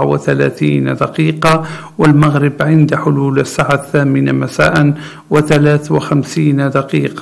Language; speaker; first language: Arabic; native; Arabic